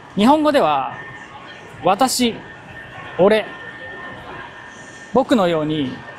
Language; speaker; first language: Japanese; native; Japanese